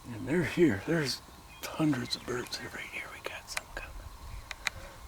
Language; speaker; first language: English; native; English